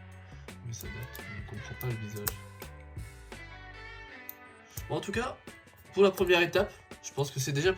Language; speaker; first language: French; native; French